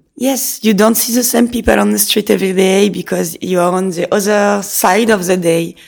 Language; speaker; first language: English; non-native, fluent; French